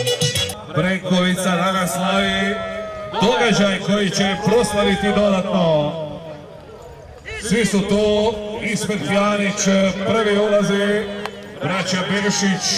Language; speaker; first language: Serbian; native; Serbian